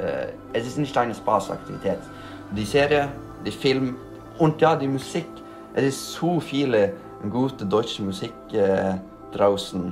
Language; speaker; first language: German; non-native, learner; Norwegian